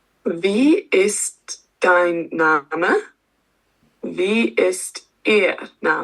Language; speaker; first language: German; non-native, learner; English